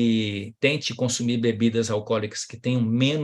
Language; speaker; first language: Portuguese; native; Portuguese